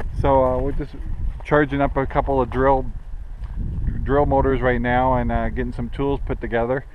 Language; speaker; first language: English; native; English